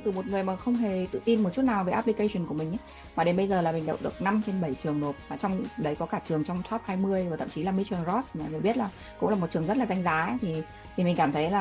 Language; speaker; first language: Vietnamese; native; Vietnamese